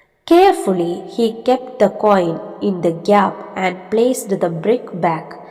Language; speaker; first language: English; non-native, local second language; Malayalam